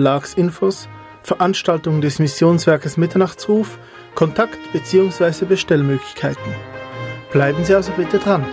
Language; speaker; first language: German; native; German